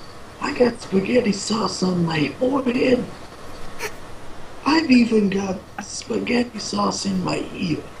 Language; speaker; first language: English; native; English